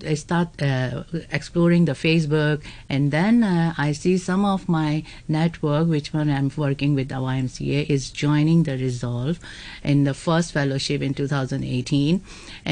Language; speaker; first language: English; non-native, local second language; Urdu